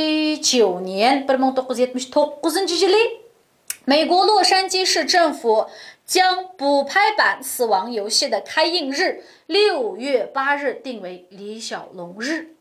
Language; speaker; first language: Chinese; non-native, local second language; Uyghur